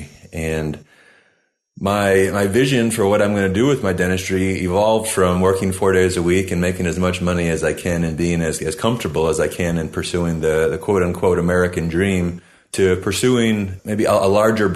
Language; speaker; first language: English; native; English